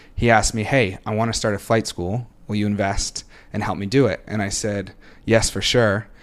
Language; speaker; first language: English; native; English